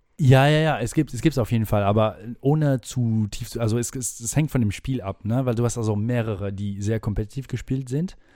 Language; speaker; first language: German; non-native, fluent; French